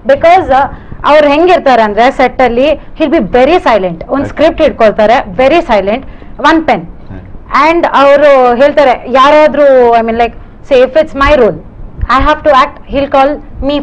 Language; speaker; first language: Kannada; non-native, local second language; Tulu